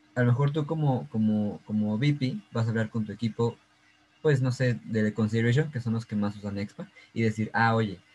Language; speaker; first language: Spanish; native; Spanish